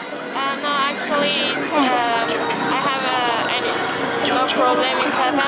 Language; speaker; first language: English; non-native, learner; French